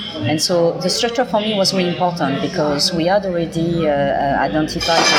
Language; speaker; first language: English; non-native, fluent; French